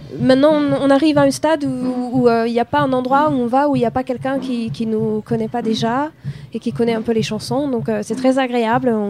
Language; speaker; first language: French; non-native, fluent; Swedish